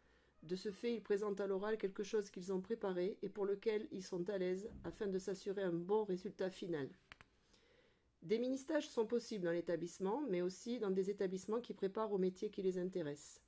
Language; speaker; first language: French; native; French